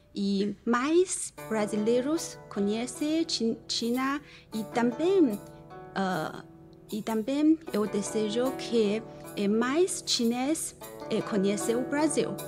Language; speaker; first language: Portuguese; non-native, learner; Chinese